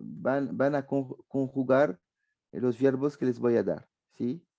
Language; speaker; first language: Spanish; non-native, fluent; French